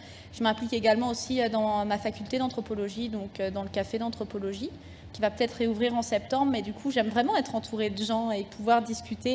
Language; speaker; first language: French; native; French